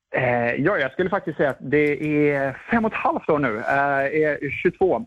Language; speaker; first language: Swedish; native; Swedish